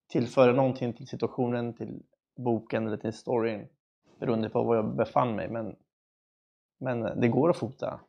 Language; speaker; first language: Swedish; early bilingual, other home language; Spanish